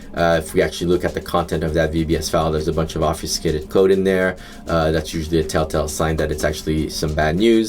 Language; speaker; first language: English; native; English